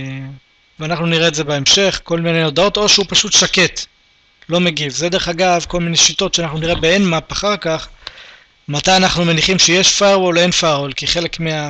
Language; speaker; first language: Hebrew; native; Hebrew